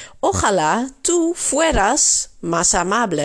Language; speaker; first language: Spanish; non-native, fluent; Dutch